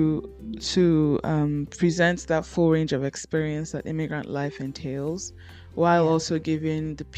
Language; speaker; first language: English; non-native, local second language; Igbo